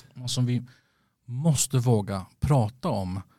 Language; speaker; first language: Swedish; early bilingual, other home language; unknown